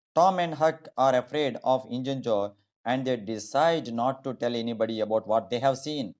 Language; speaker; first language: English; non-native, local second language; Telugu